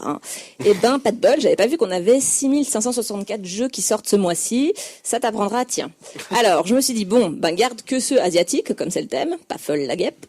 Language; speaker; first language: French; native; French